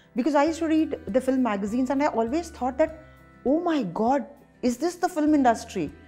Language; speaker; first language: English; non-native, local second language; Tamil